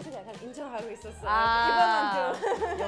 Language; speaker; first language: Korean; non-native, fluent; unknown